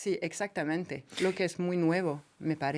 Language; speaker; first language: Spanish; non-native, fluent; French